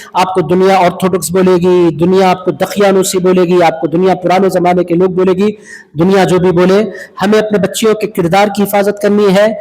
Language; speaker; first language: Urdu; native; Urdu